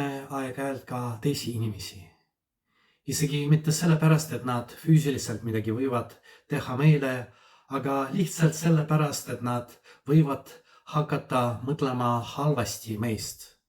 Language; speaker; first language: Estonian; non-native, fluent; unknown